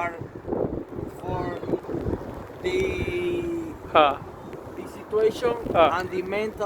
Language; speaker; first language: English; non-native, learner; Spanish